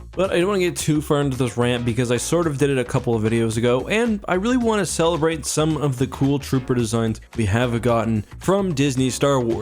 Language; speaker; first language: English; native; English